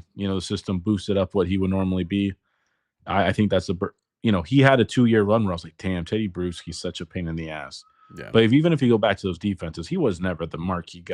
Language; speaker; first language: English; native; English